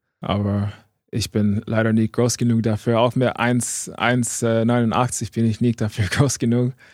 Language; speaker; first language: German; non-native, fluent; English